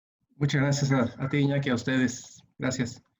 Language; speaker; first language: Spanish; native; Spanish